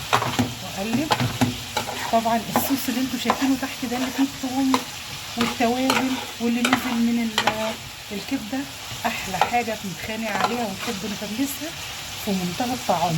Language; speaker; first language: Arabic; native; Arabic